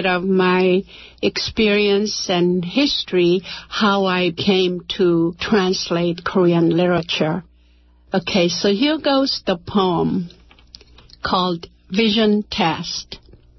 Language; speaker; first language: English; non-native, fluent; Korean